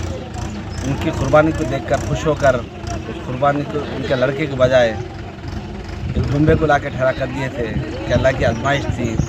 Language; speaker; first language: Urdu; native; Urdu